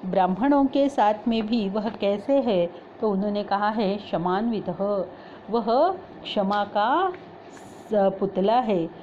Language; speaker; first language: Hindi; non-native, local second language; Marathi